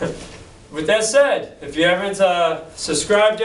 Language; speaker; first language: English; native; English